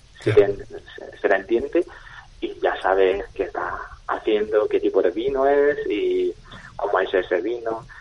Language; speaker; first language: Spanish; non-native, fluent; Chinese